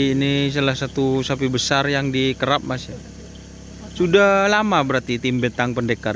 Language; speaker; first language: Indonesian; non-native, local second language; Madurese